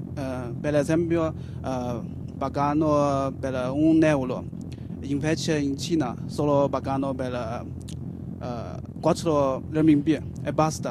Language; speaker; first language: Italian; non-native, learner; Chinese